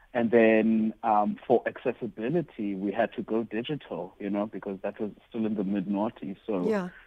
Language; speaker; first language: English; non-native, local second language; Xhosa